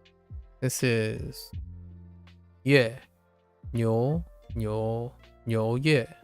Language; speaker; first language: Chinese; non-native, learner; English